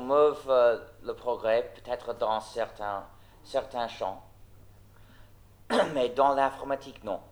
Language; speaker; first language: French; non-native, fluent; English